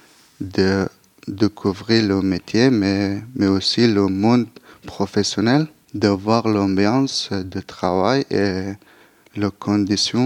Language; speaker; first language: French; non-native, learner; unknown